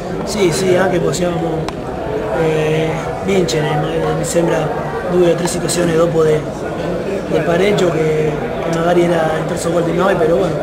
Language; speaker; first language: Italian; non-native, fluent; Spanish